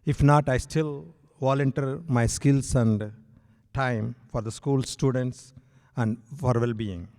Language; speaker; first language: English; non-native, local second language; Telugu